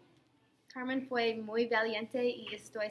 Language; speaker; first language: Spanish; non-native, learner; English